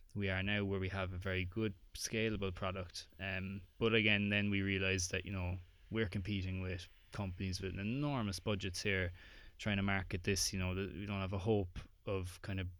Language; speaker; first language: English; native; English